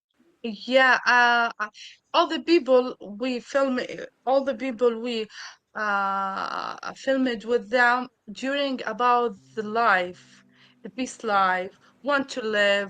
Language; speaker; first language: English; non-native, learner; Arabic